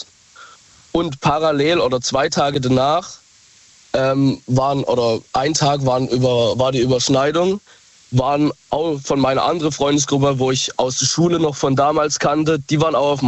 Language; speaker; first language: German; native; German